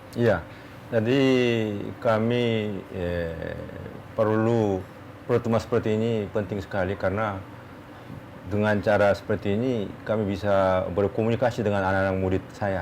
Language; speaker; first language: Indonesian; non-native, fluent; Korean